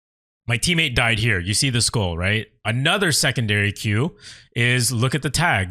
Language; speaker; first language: English; native; English